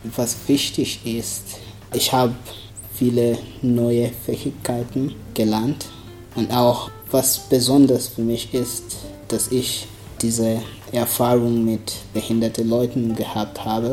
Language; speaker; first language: German; non-native, learner; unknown